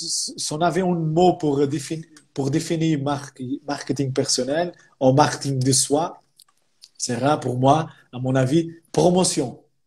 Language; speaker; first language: French; non-native, fluent; Portuguese